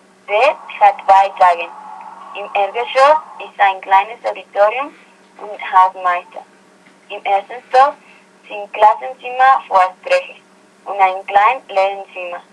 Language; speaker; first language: German; non-native, learner; Spanish